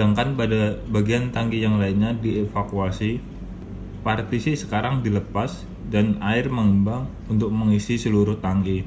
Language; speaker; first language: Indonesian; native; Indonesian